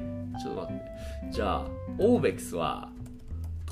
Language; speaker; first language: Japanese; non-native, learner; English